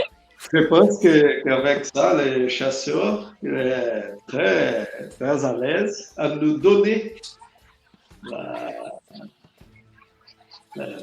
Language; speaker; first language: French; non-native, learner; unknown